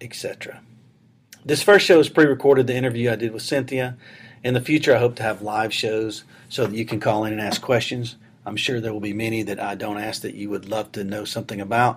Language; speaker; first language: English; native; English